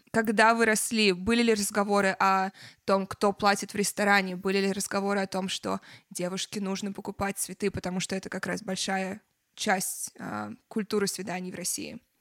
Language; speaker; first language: Russian; native; Russian